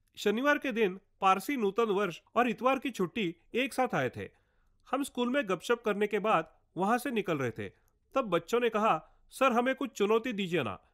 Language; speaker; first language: Hindi; non-native, local second language; Marathi